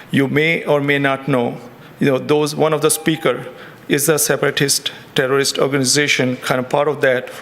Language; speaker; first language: English; non-native, fluent; German